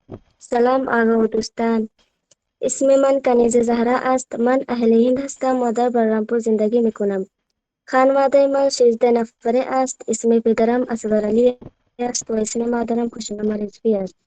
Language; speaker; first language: Persian; non-native, learner; Urdu